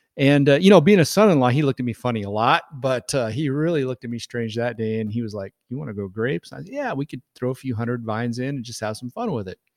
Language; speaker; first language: English; native; English